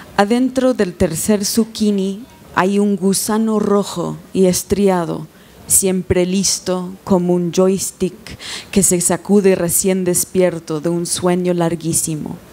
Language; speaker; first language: Spanish; non-native, fluent; English